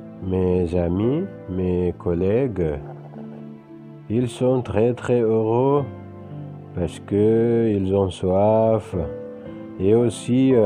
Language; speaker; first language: French; non-native, fluent; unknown